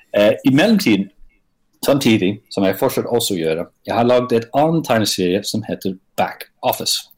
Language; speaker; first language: Norwegian; non-native, fluent; English